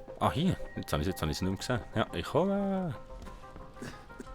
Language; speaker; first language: German; native; German